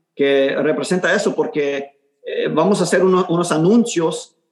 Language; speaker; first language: Spanish; early bilingual, heritage; Spanish